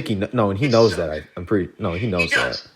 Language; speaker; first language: English; native; English